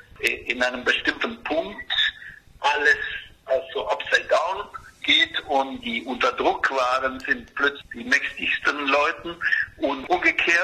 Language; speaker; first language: German; non-native, fluent; Spanish